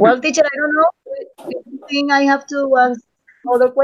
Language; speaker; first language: English; non-native, learner; Spanish